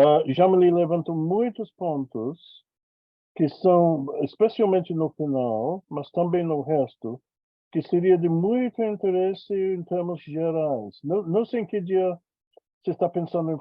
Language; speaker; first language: Portuguese; non-native, fluent; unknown